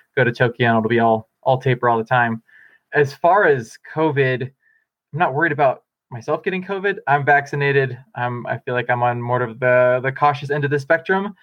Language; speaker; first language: English; native; English